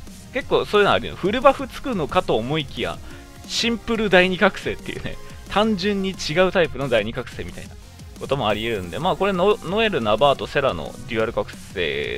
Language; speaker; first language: Japanese; native; Japanese